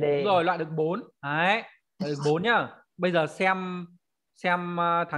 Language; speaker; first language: Vietnamese; native; Vietnamese